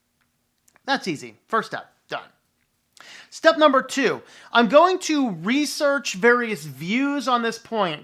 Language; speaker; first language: English; native; English